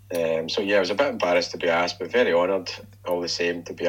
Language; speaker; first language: English; native; English